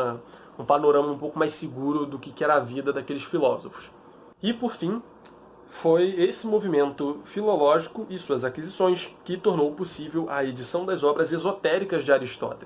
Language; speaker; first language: Portuguese; native; Portuguese